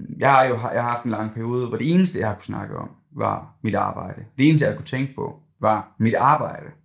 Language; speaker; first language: Danish; native; Danish